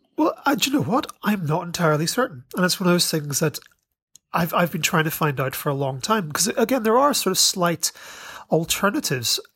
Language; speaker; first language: English; native; English